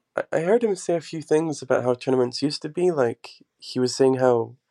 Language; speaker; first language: English; native; English